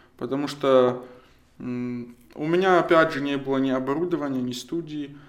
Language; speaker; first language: Russian; non-native, local second language; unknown